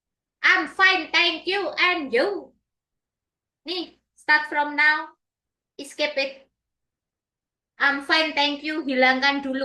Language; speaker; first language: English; non-native, fluent; Indonesian